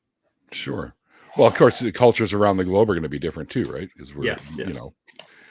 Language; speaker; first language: English; native; English